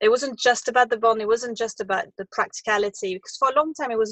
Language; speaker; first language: English; non-native, fluent; French